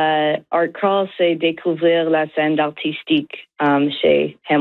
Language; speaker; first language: French; non-native, learner; English